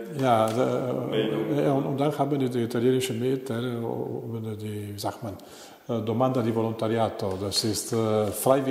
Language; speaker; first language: German; non-native, learner; Italian